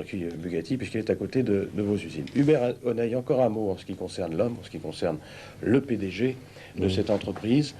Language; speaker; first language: French; native; French